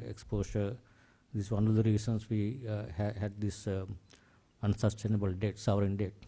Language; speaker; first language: English; non-native, local second language; Sinhala